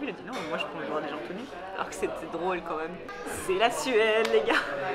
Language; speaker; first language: French; native; French